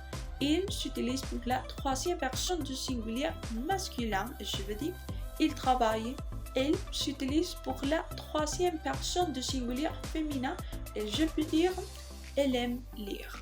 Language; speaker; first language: French; non-native, learner; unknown